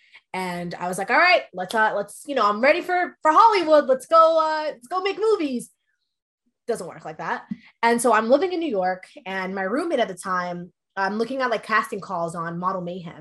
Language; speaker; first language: English; early bilingual, other home language; Spanish